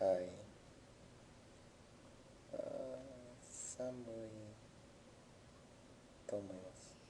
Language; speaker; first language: Japanese; non-native, learner; English